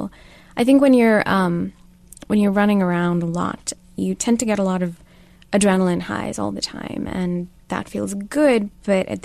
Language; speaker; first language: English; non-native, local second language; Urdu